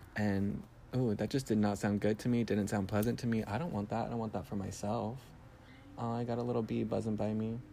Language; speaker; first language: English; early bilingual, other home language; Spanish